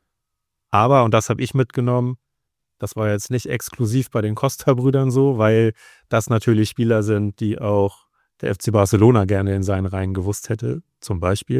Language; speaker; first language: German; native; German